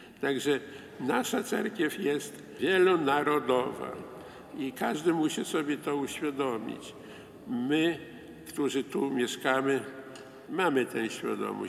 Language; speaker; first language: Polish; non-native, local second language; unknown